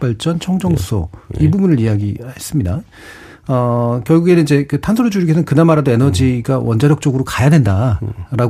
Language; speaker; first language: Korean; native; Korean